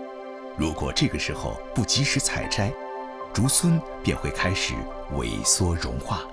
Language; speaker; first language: Chinese; native; Chinese